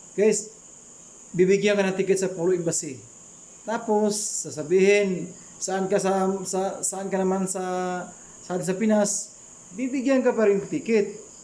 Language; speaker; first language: Filipino; non-native, local second language; Cebuano